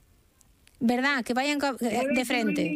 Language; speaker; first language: Galician; native; Galician